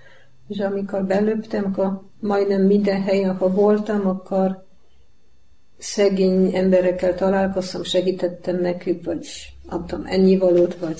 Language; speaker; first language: Hungarian; non-native, learner; Polish